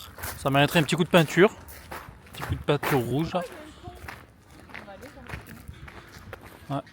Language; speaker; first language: French; native; French